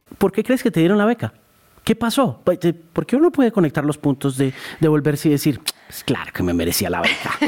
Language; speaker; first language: Spanish; native; Spanish